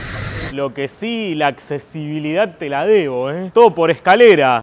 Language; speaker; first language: Spanish; native; Spanish